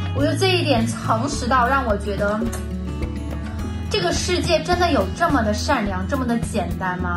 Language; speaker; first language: Chinese; native; Chinese